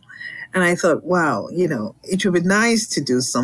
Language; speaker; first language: English; non-native, local second language; Yoruba